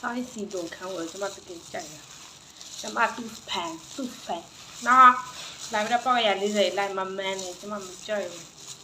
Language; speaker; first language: Burmese; non-native, local second language; S'gaw Karen